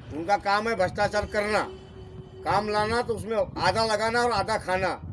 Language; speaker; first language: Hindi; non-native, local second language; Marathi